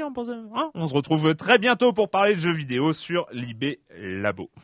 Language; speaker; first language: French; native; French